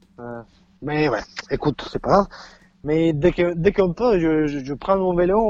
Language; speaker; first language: French; non-native, fluent; Spanish